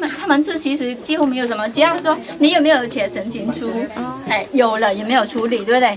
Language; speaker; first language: Chinese; non-native, fluent; Vietnamese